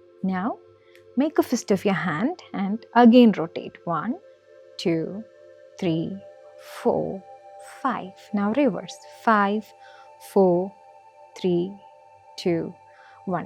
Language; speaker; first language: English; non-native, local second language; Malayalam